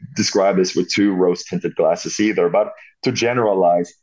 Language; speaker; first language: English; non-native, fluent; Swedish